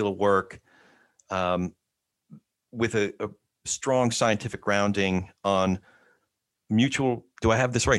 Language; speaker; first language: English; native; English